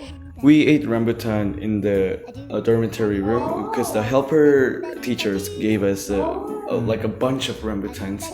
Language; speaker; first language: English; non-native, learner; Korean